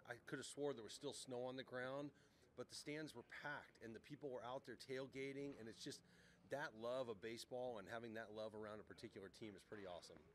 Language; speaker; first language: English; native; English